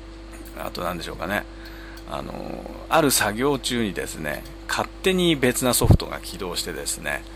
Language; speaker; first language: Japanese; native; Japanese